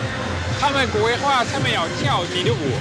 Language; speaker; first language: Chinese; non-native, fluent; Dutch